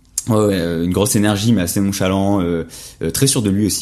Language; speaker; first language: French; native; French